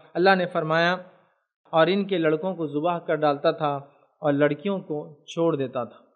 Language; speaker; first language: Urdu; native; Urdu